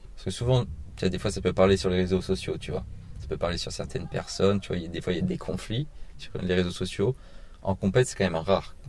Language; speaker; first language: French; native; French